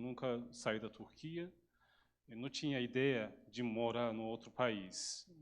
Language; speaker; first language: Portuguese; non-native, fluent; Turkish